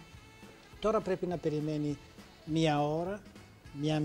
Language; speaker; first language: Greek; non-native, learner; Italian